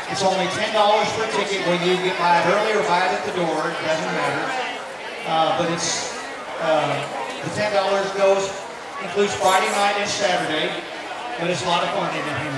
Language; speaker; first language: English; native; English